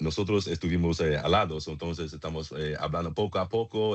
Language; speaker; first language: Spanish; non-native, learner; English